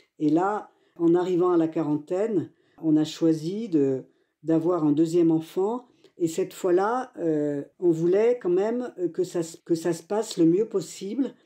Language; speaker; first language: French; native; French